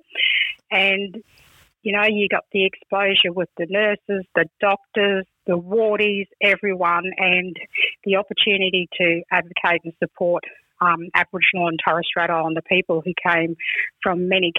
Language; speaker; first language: English; native; English